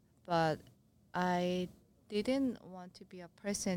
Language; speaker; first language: English; non-native, learner; Korean